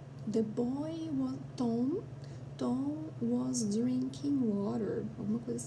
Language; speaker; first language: English; non-native, fluent; Portuguese